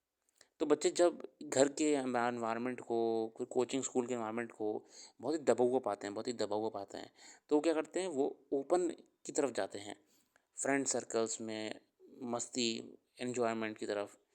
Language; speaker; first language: Hindi; native; Hindi